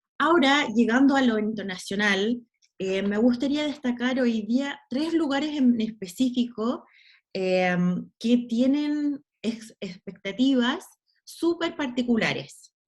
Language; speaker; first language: Spanish; non-native, fluent; English